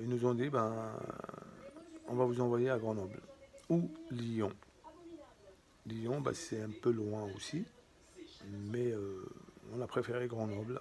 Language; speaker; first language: French; native; French